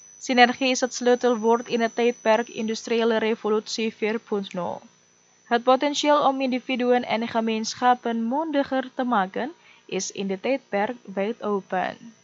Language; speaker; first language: Dutch; non-native, fluent; Indonesian